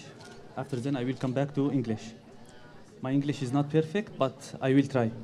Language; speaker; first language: English; non-native, learner; Arabic